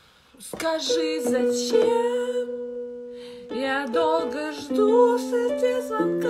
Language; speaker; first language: Russian; native; Russian